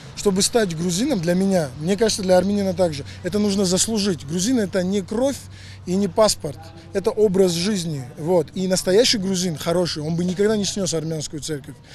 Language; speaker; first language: Russian; non-native, local second language; Georgian